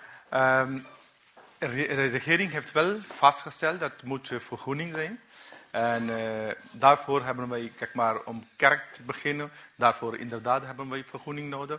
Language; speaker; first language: Dutch; non-native, learner; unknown